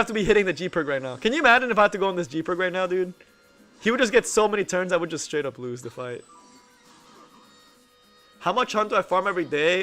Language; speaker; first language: English; native; English